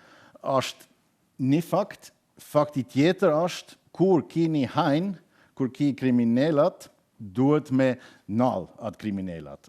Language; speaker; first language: Albanian; non-native, learner; German